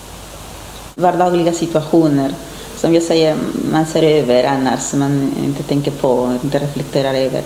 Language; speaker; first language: Swedish; native; Swedish